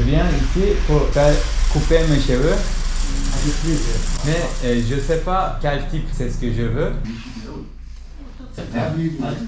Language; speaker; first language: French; non-native, learner; Turkish